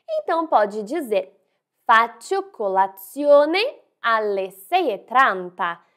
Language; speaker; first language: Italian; non-native, fluent; Portuguese